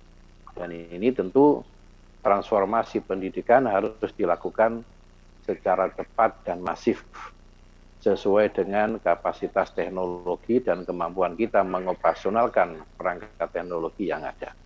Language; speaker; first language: Indonesian; native; Indonesian